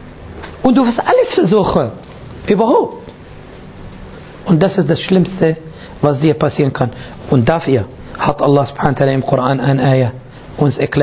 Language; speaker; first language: German; non-native, fluent; Arabic